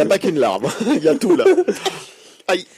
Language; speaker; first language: French; native; French